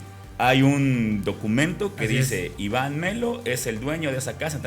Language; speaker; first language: Spanish; native; Spanish